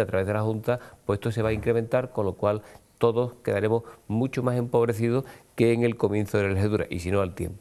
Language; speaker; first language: Spanish; native; Spanish